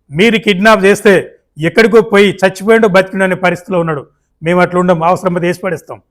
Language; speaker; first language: Telugu; native; Telugu